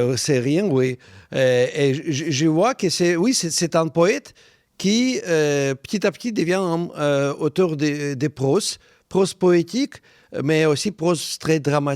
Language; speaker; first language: French; non-native, fluent; Russian